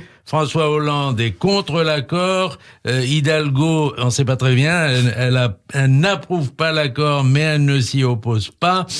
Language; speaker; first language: French; native; French